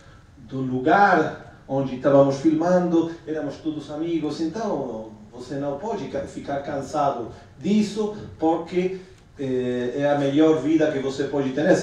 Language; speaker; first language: Portuguese; non-native, fluent; Spanish